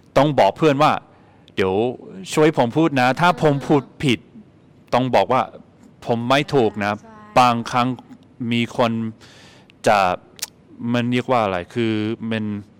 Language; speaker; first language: Thai; non-native, fluent; English